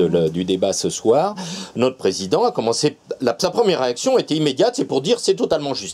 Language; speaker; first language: French; native; French